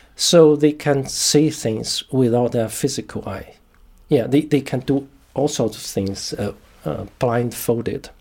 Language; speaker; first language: English; non-native, fluent; Chinese